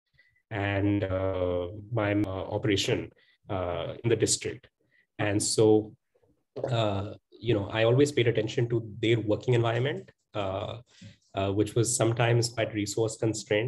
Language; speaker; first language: English; non-native, local second language; Hindi